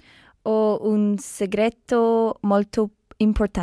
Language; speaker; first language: Italian; non-native, learner; English